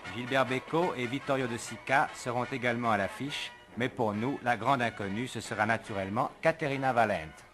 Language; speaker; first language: French; native; French